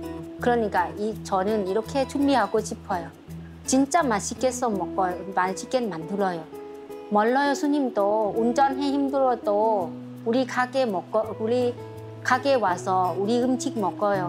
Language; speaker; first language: Korean; non-native, learner; Thai